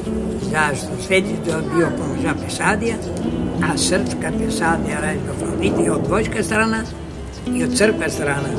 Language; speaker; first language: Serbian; early bilingual, heritage; Greek